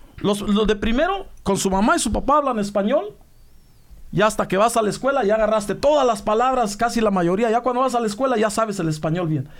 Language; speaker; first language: Spanish; native; Spanish